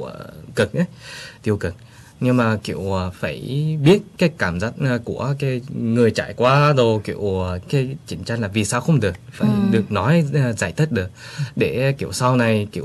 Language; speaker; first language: Vietnamese; early bilingual, heritage; Vietnamese